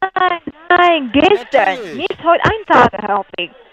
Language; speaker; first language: German; non-native, learner; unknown